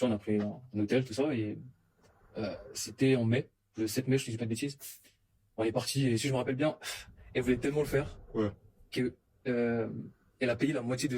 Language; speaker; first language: French; native; French